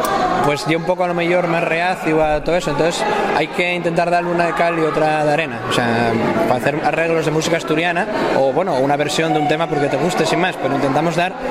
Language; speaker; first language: Spanish; native; Spanish